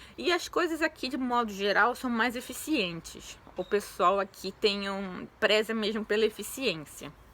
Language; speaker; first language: Portuguese; native; Portuguese